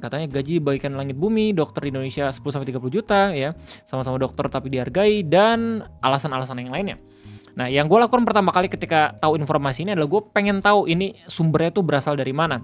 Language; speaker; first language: Indonesian; native; Indonesian